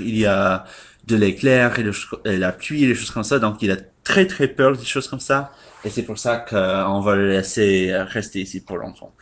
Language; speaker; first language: French; non-native, learner; English